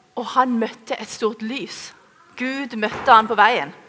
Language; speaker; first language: Norwegian; native; Norwegian